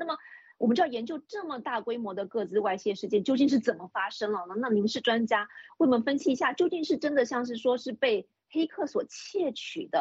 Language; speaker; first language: Chinese; native; Chinese